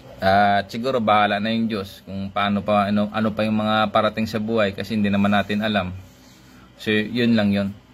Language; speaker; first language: Filipino; non-native, local second language; Hiligaynon